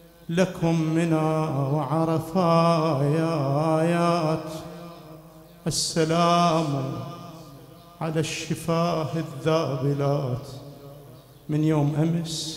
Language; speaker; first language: Arabic; native; Arabic